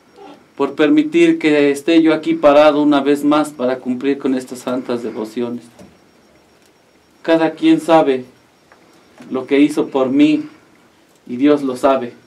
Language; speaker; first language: Spanish; native; Spanish